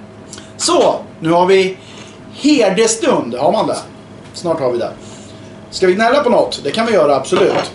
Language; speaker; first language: Swedish; native; Swedish